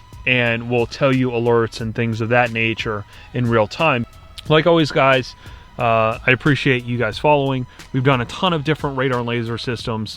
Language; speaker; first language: English; native; English